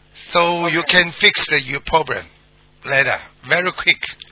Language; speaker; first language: English; non-native, learner; Chinese